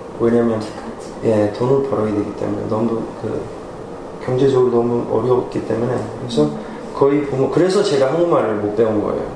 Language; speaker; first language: Korean; early bilingual, heritage; Korean